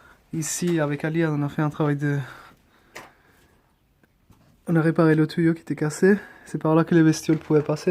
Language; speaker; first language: French; early bilingual, other home language; Spanish